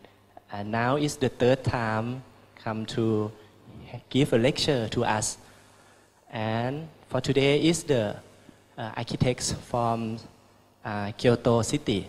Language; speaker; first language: English; non-native, learner; Thai